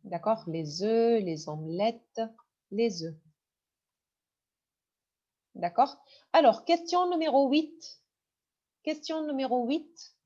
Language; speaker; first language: French; non-native, fluent; Arabic